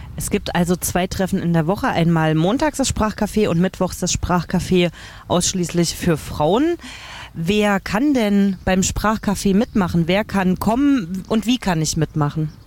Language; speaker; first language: German; native; German